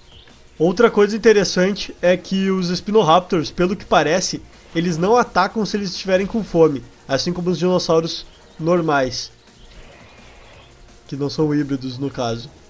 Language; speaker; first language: Portuguese; native; Portuguese